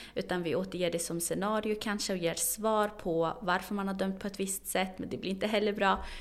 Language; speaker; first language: Swedish; early bilingual, other home language; Arabic